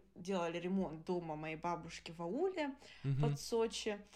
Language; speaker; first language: Russian; early bilingual, other home language; Adyghe